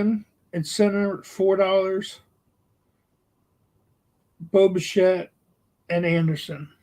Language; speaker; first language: English; native; English